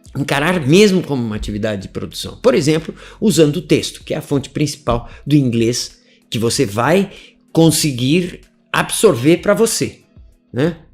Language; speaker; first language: Portuguese; native; Portuguese